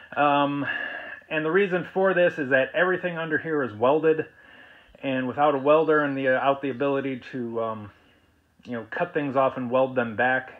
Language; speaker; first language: English; native; English